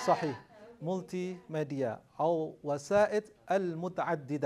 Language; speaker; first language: Arabic; non-native, fluent; Indonesian